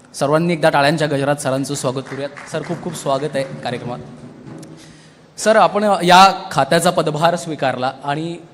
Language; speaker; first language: Marathi; native; Marathi